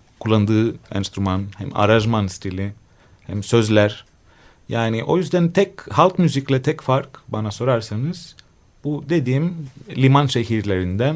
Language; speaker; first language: Turkish; non-native, fluent; Greek